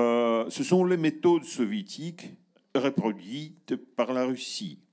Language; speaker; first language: French; non-native, learner; Russian